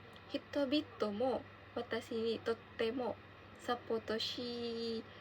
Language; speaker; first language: Japanese; non-native, learner; Indonesian